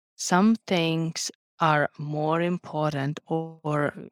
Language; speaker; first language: English; non-native, fluent; Lithuanian